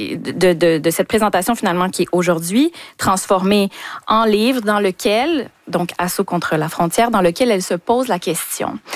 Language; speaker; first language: French; native; French